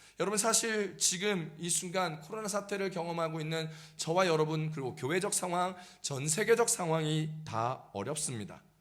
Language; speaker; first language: Korean; native; Korean